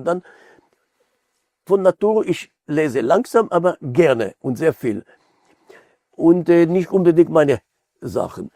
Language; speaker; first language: German; non-native, fluent; Hebrew